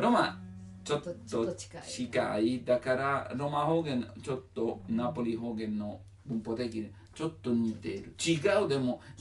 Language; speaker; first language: Japanese; non-native, learner; Italian